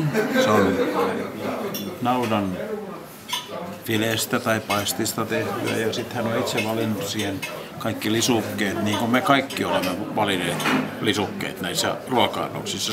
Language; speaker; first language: Finnish; native; Finnish